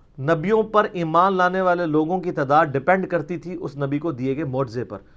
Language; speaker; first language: Urdu; native; Urdu